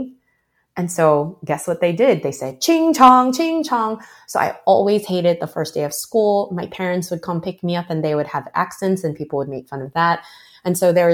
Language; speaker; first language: English; early bilingual, other home language; Chinese